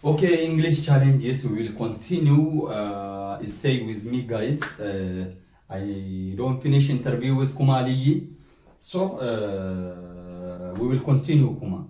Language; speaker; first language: English; non-native, learner; Oromo